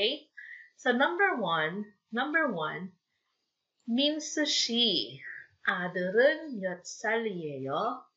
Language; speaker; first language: Korean; non-native, fluent; Filipino